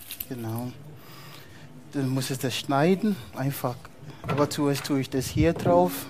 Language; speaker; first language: German; non-native, fluent; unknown